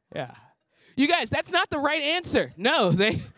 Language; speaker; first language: English; native; English